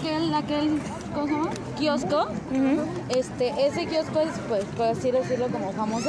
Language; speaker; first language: Spanish; native; Spanish